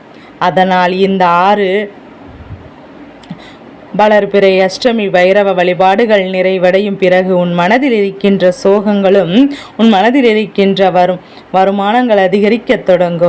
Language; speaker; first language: Tamil; native; Tamil